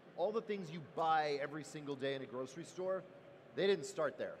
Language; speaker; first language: English; native; English